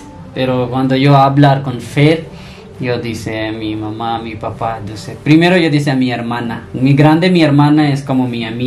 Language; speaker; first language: Spanish; non-native, learner; Punjabi